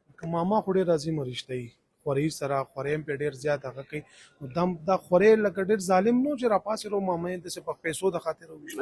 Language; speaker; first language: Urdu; non-native, local second language; Pashto